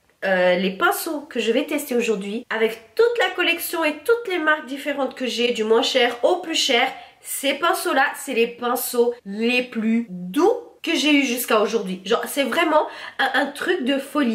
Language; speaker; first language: French; native; French